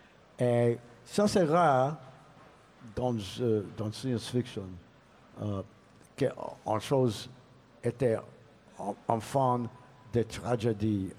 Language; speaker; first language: French; non-native, learner; English